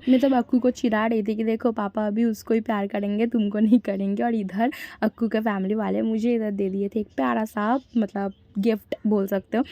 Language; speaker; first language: Hindi; non-native, local second language; Bangla